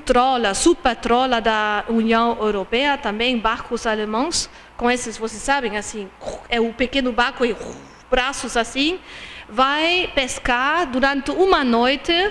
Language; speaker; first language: Portuguese; non-native, fluent; German